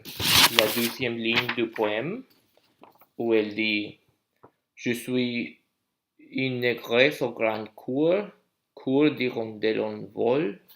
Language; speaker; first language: French; non-native, learner; English